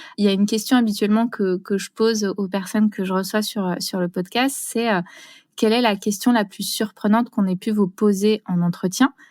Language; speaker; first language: French; native; French